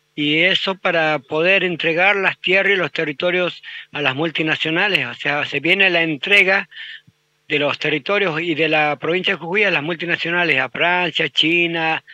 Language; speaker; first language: Spanish; native; Spanish